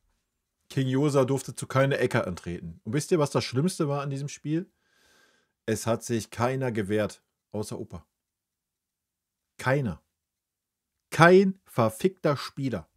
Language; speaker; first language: German; native; German